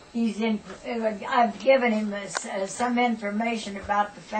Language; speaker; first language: English; native; English